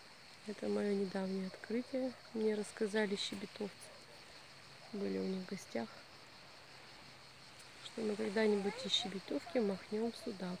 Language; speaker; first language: Russian; native; Russian